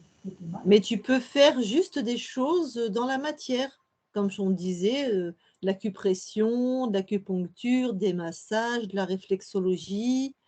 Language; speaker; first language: French; native; French